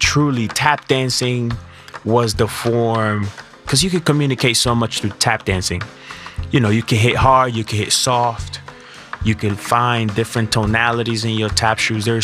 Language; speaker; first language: English; non-native, fluent; Spanish